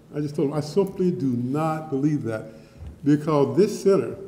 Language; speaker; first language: English; native; English